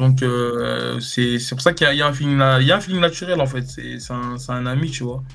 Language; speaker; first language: French; native; French